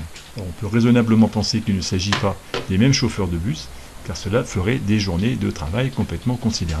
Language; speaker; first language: French; native; French